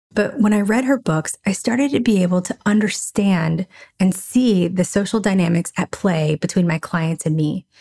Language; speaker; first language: English; native; English